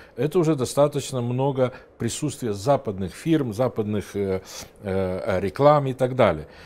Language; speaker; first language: Russian; non-native, local second language; Romanian